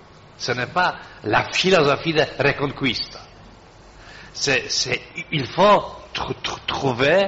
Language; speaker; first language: French; non-native, fluent; Polish